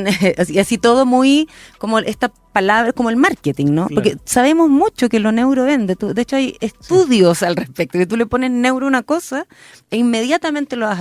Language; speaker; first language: Spanish; native; Spanish